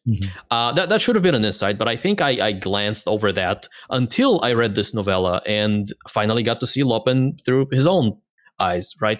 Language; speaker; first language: English; non-native, fluent; Bulgarian